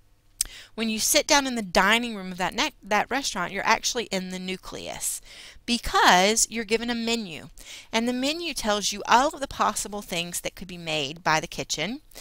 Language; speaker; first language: English; native; English